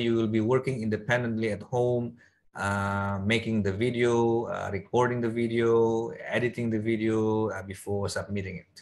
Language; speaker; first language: English; non-native, fluent; Indonesian